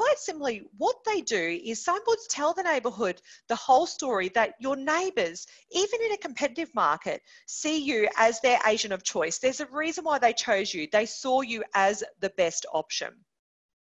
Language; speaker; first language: English; native; English